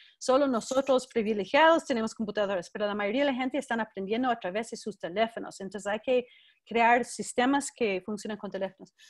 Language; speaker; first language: Spanish; non-native, fluent; English